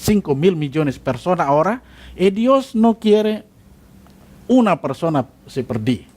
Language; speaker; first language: Spanish; non-native, learner; Indonesian